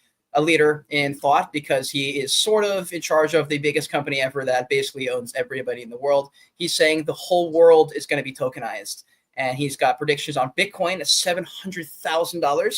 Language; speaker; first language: English; native; English